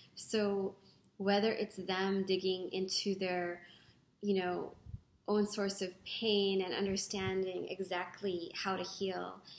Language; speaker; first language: English; non-native, local second language; Filipino